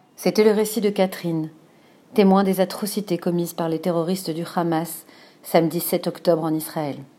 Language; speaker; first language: French; native; French